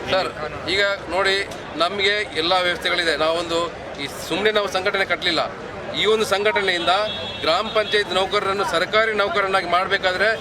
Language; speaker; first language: Kannada; native; Kannada